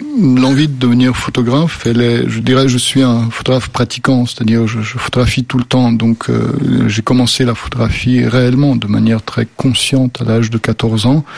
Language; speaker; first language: French; early bilingual, other home language; Slovenian